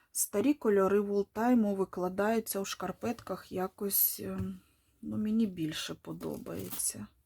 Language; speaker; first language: Ukrainian; non-native, local second language; Russian